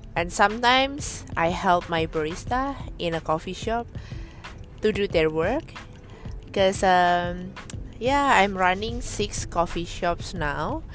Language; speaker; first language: English; non-native, fluent; Indonesian